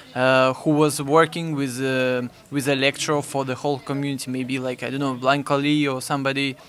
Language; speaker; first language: English; non-native, fluent; Russian